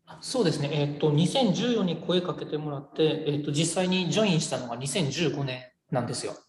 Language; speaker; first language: Japanese; native; Japanese